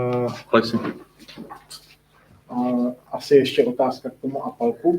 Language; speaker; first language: Czech; native; Czech